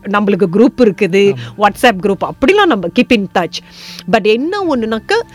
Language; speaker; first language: Tamil; early bilingual, heritage; Tamil